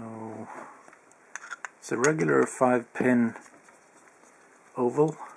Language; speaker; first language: English; native; English